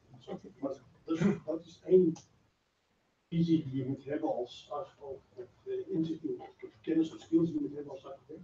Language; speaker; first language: Dutch; non-native, fluent; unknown